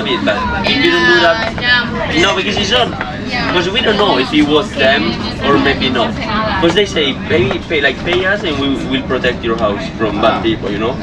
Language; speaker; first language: English; non-native, fluent; Italian